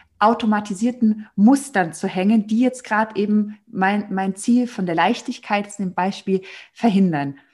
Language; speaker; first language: German; native; German